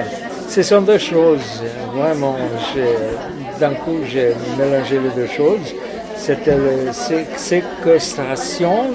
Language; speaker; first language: French; non-native, fluent; Portuguese